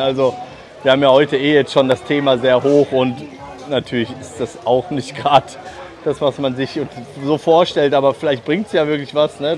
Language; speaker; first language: German; native; German